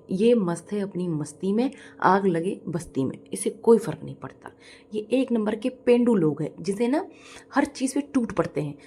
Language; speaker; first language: Hindi; native; Hindi